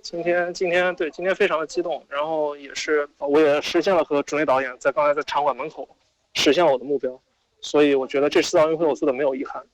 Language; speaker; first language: Chinese; native; Chinese